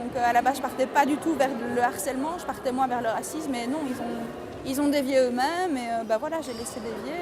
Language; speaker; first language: French; native; French